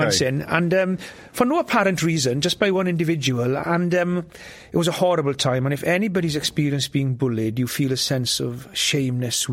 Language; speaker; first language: English; non-native, local second language; Welsh